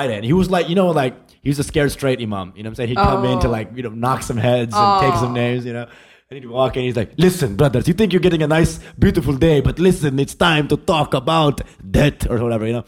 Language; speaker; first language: English; native; English